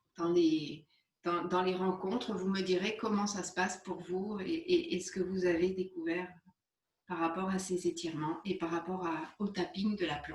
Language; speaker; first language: French; native; French